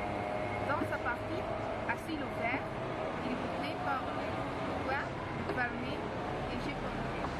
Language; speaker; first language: French; non-native, learner; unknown